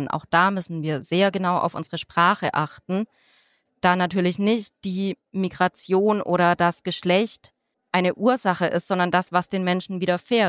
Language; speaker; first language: German; native; German